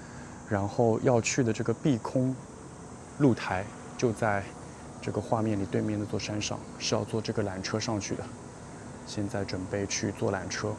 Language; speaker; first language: Chinese; native; Chinese